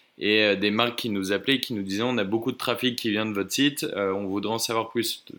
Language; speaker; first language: French; native; French